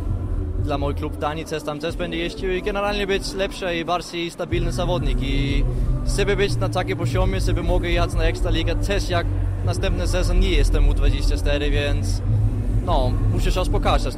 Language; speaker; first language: Polish; non-native, learner; Danish